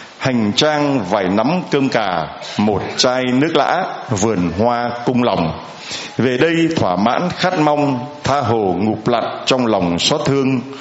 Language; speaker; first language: Vietnamese; native; Vietnamese